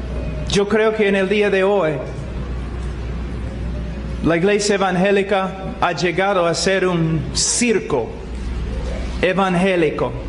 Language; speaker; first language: Spanish; non-native, fluent; English